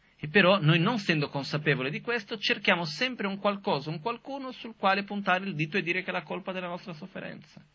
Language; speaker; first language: Italian; non-native, fluent; Portuguese